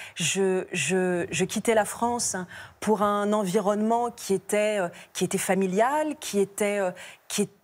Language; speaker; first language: French; native; French